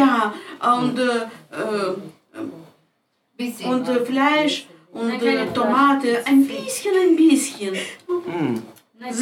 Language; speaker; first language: German; non-native, learner; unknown